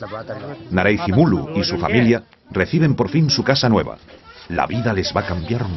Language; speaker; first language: Spanish; native; Spanish